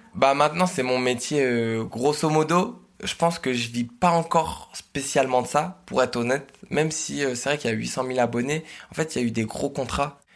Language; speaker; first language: French; native; French